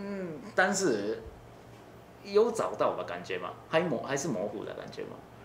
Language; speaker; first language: Chinese; non-native, learner; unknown